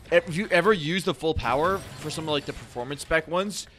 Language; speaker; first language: English; native; English